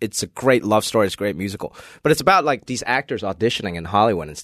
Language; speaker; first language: English; early bilingual, other home language; Cantonese